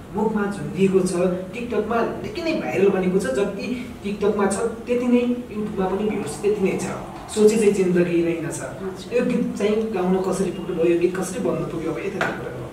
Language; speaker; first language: Nepali; native; Nepali